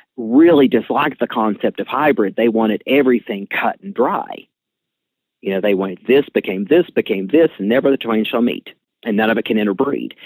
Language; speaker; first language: English; native; English